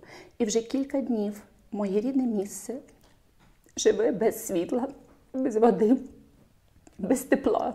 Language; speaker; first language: Ukrainian; non-native, local second language; Russian